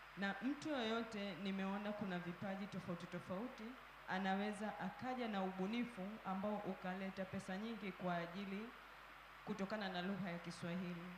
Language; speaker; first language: Swahili; native; Swahili